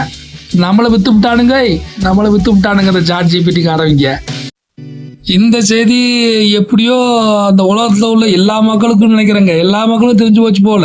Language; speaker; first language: Tamil; native; Tamil